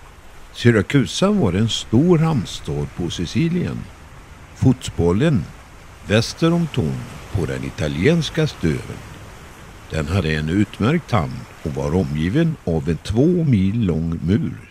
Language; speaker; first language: Swedish; native; Swedish